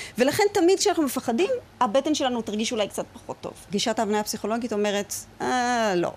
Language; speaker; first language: Hebrew; native; Hebrew